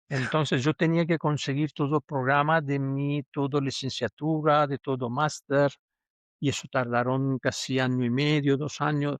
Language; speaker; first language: Spanish; non-native, fluent; Urdu